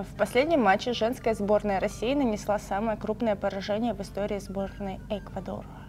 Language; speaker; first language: Russian; native; Russian